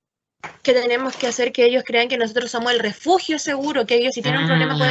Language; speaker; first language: Spanish; native; Spanish